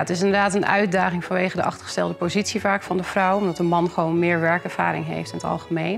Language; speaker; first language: Dutch; native; Dutch